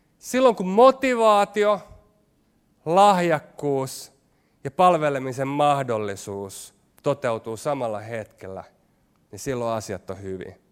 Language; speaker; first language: Finnish; native; Finnish